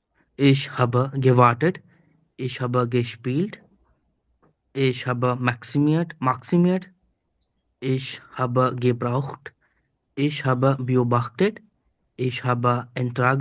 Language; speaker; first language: German; non-native, learner; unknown